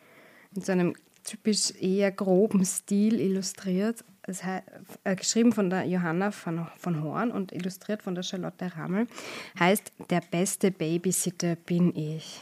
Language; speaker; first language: German; native; German